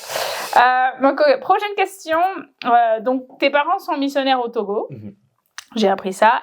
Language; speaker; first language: French; native; French